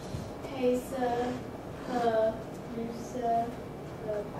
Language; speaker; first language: Chinese; non-native, learner; English